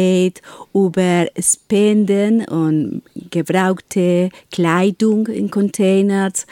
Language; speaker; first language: German; non-native, learner; Spanish